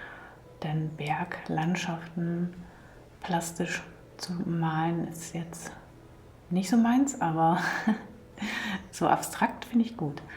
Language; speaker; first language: German; native; German